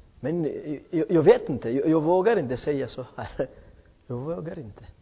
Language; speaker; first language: Swedish; non-native, fluent; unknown